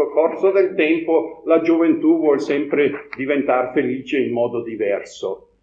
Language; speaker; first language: Italian; non-native, fluent; German